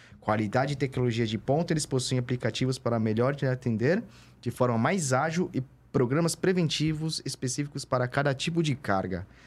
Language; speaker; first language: Portuguese; native; Portuguese